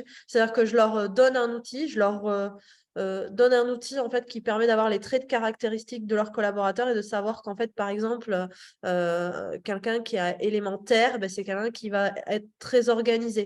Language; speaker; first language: French; native; French